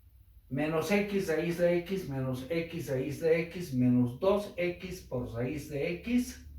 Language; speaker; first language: Spanish; native; Spanish